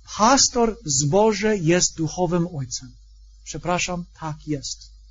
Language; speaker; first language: Polish; non-native, fluent; English